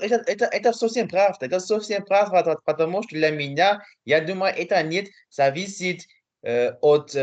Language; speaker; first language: Russian; non-native, learner; Luxembourgish